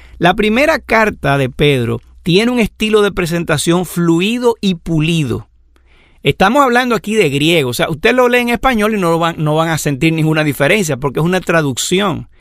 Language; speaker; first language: Spanish; native; Spanish